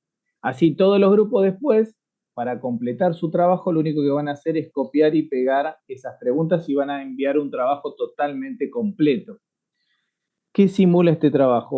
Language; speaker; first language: Spanish; native; Spanish